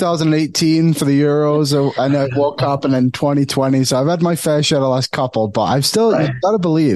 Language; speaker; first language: English; native; English